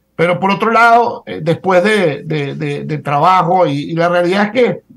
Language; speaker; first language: Spanish; native; Spanish